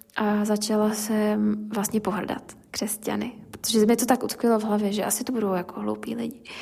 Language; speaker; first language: Czech; native; Czech